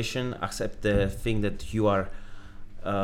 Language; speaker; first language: English; non-native, fluent; Slovak